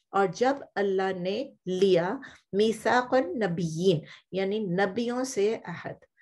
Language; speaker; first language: Urdu; native; Urdu